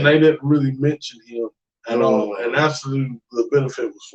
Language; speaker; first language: English; native; English